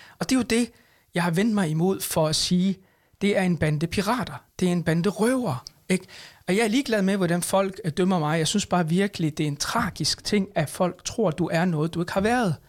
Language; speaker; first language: Danish; early bilingual, other home language; Arabic